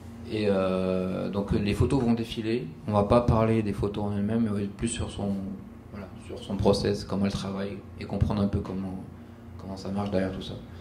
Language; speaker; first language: French; native; French